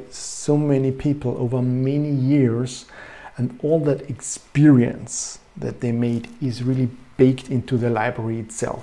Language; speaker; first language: English; non-native, fluent; German